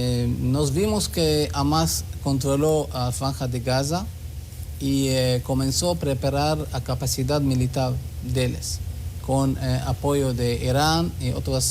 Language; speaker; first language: Spanish; non-native, learner; Hebrew